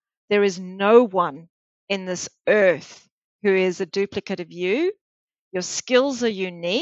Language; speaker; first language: English; native; English